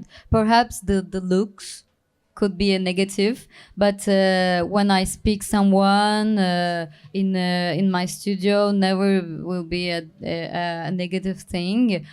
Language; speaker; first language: English; non-native, learner; Turkish